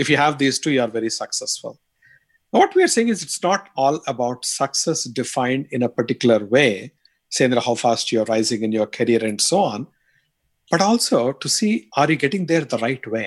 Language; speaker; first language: English; non-native, local second language; Tamil